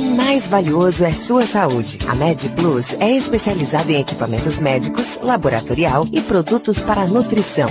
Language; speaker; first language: Portuguese; native; Portuguese